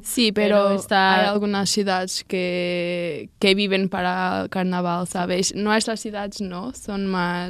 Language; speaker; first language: Spanish; non-native, learner; Portuguese